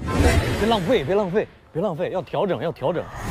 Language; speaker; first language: Chinese; native; Chinese